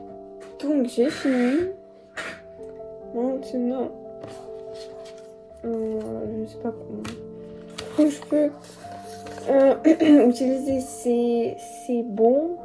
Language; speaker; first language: French; non-native, learner; Russian